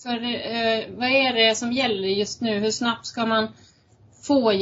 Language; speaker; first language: Swedish; native; Swedish